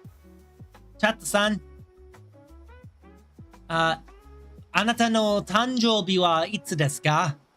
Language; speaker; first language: Japanese; non-native, learner; English